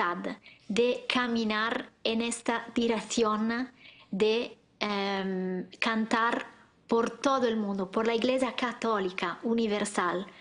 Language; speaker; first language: Spanish; non-native, fluent; Italian